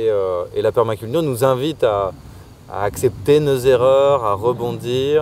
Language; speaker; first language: French; native; French